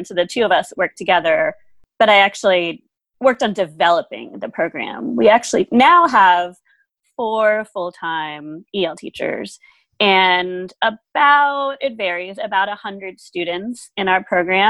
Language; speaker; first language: English; early bilingual, other home language; German